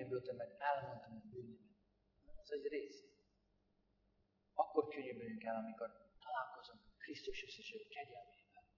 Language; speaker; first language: Hungarian; non-native, fluent; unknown